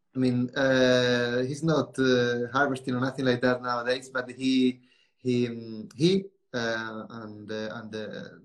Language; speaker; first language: English; non-native, learner; Spanish